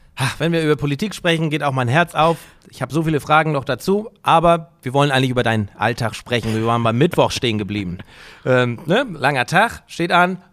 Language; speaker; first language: German; native; German